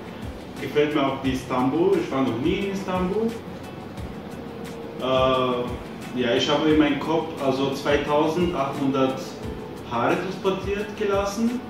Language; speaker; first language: German; non-native, learner; Bulgarian